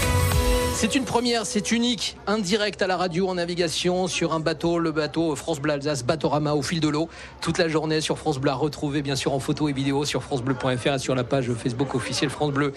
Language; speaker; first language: French; native; French